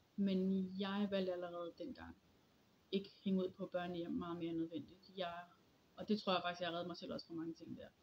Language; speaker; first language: Danish; early bilingual, other home language; Polish